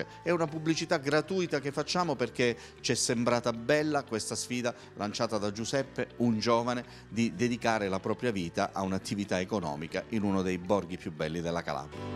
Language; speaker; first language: Italian; native; Italian